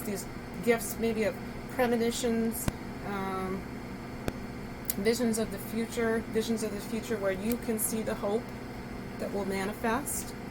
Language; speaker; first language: English; native; English